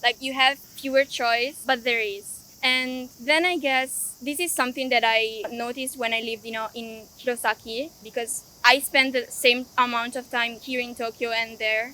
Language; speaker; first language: English; non-native, fluent; Italian